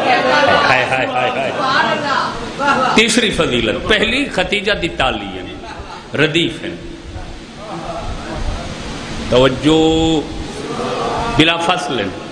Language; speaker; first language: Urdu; non-native, local second language; Punjabi